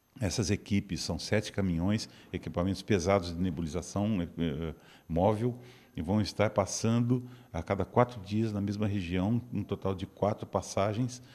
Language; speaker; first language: Portuguese; native; Portuguese